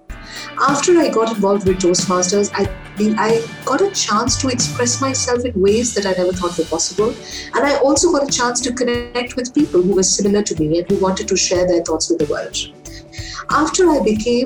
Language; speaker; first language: English; non-native, local second language; Bangla